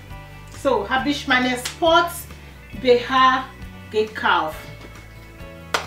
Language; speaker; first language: German; non-native, learner; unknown